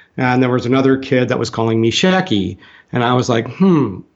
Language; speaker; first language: English; native; English